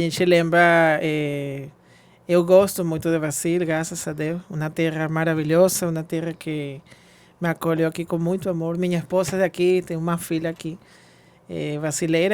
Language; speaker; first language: Portuguese; non-native, fluent; Spanish